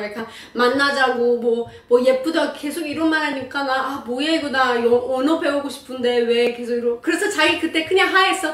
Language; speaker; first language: Korean; non-native, learner; Persian